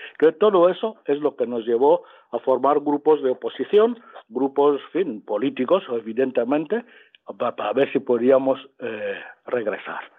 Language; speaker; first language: Spanish; non-native, local second language; Fang